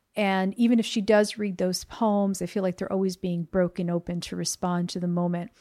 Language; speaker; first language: English; early bilingual, other home language; Spanish